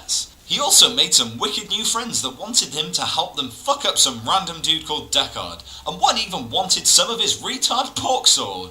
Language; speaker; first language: English; native; English